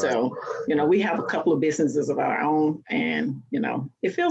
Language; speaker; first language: English; native; English